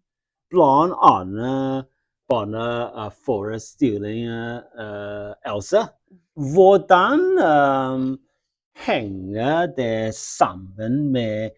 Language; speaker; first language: Norwegian; non-native, learner; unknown